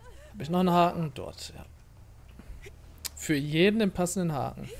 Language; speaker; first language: German; native; German